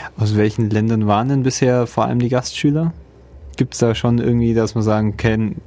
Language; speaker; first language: German; native; German